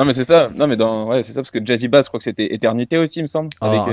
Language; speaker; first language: French; native; French